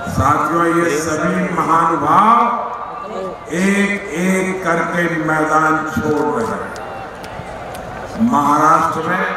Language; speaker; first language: Hindi; non-native, local second language; Gujarati